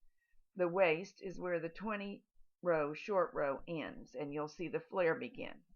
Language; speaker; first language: English; native; English